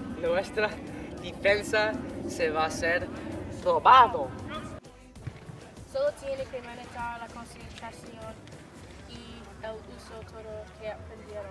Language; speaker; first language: Spanish; non-native, learner; English